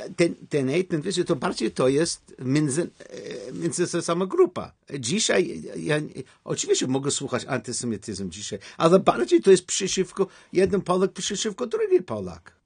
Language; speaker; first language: Polish; non-native, learner; English